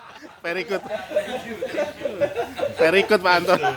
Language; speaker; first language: English; non-native, learner; Indonesian